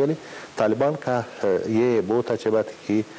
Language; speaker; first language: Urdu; non-native, learner; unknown